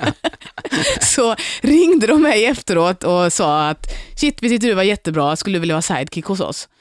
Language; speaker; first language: Swedish; native; Swedish